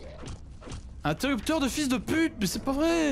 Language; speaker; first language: French; native; French